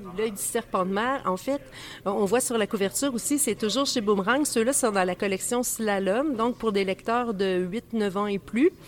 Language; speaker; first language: French; native; French